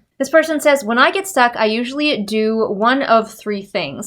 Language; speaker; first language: English; native; English